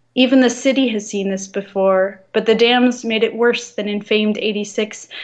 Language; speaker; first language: English; native; English